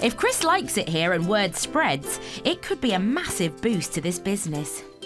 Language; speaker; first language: English; native; English